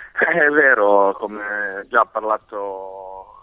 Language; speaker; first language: Italian; non-native, fluent; Serbian